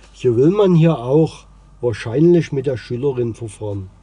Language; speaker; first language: German; native; German